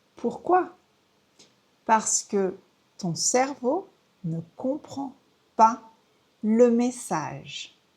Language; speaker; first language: French; native; French